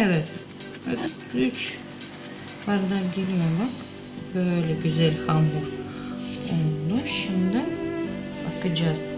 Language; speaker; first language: Turkish; non-native, learner; Russian